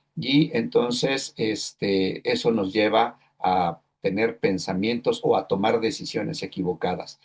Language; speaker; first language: Spanish; native; Spanish